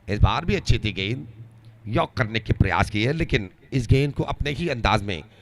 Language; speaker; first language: Hindi; non-native, local second language; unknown